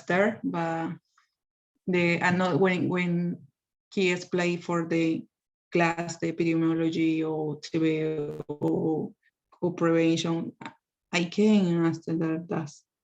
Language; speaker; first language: English; non-native, learner; Spanish